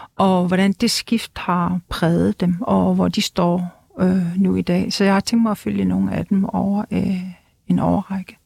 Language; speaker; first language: Danish; non-native, local second language; Kalaallisut